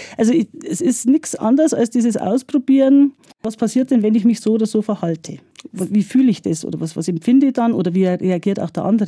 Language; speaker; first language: German; native; German